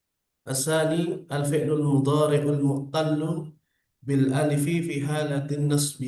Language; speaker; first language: Arabic; non-native, learner; Indonesian